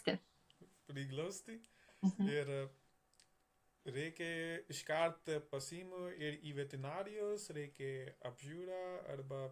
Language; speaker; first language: Lithuanian; non-native, learner; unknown